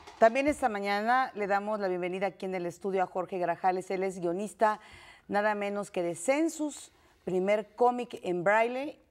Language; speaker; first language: Spanish; native; Spanish